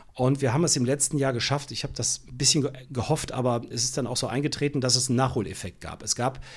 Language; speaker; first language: German; native; German